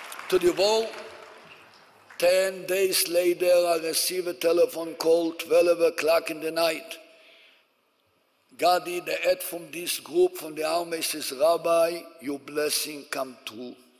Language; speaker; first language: English; non-native, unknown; Hebrew